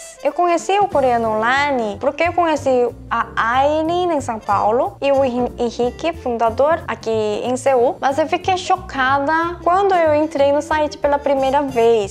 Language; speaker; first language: Portuguese; non-native, fluent; Korean